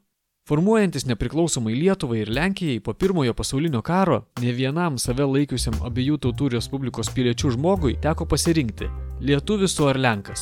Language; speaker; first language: Lithuanian; native; Lithuanian